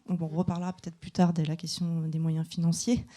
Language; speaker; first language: French; native; French